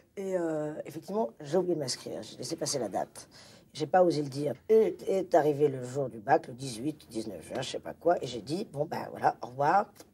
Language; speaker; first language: French; native; French